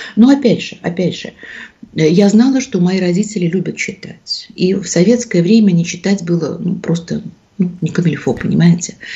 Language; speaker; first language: Russian; native; Russian